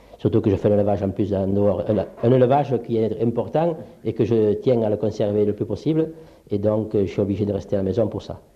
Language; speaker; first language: French; early bilingual, other home language; Polish